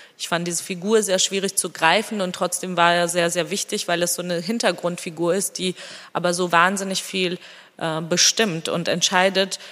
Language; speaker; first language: German; non-native, fluent; Georgian